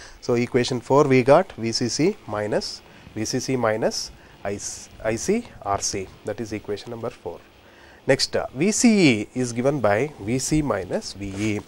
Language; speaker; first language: English; non-native, local second language; Kannada